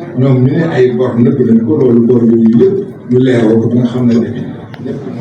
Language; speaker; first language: Wolof; non-native, local second language; Fula